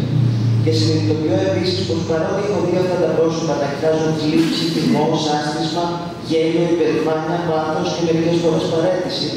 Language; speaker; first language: Greek; native; Greek